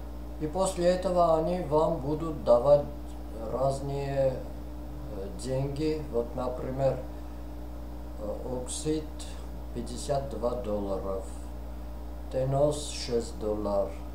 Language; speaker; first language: Russian; non-native, fluent; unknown